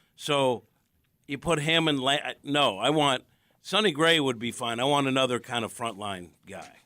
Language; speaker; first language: English; native; English